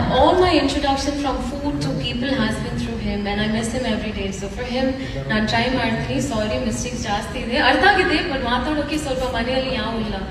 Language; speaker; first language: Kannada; non-native, learner; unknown